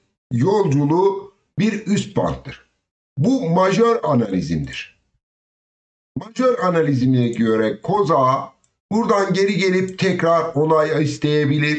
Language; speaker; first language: Turkish; native; Turkish